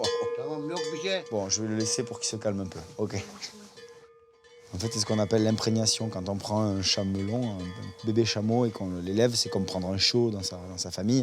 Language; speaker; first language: French; native; French